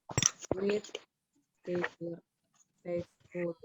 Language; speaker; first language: English; non-native, learner; Indonesian